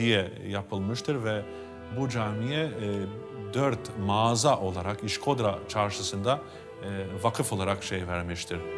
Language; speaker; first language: Turkish; non-native, fluent; Albanian